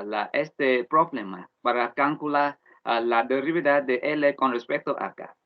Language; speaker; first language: Spanish; non-native, learner; Vietnamese